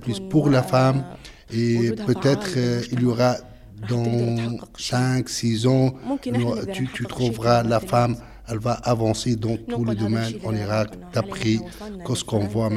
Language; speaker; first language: French; non-native, learner; Arabic